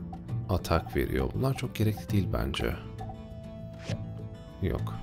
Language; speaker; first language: Turkish; native; Turkish